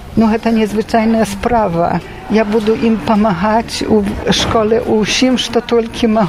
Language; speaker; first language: Belarusian; early bilingual, heritage; Belarusian